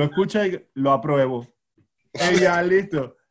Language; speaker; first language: Spanish; native; Spanish